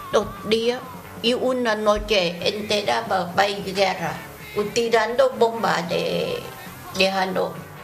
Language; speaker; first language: Spanish; non-native, learner; Vietnamese